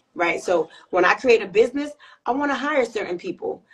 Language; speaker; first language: English; native; English